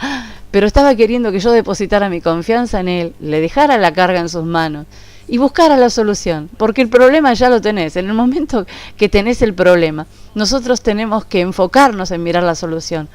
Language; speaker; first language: Spanish; native; Spanish